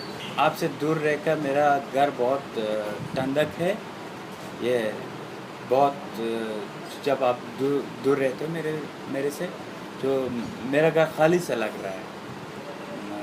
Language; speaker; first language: Hindi; non-native, learner; Persian